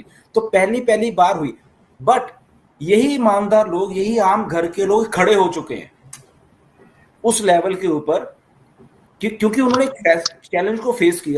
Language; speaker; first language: Hindi; native; Hindi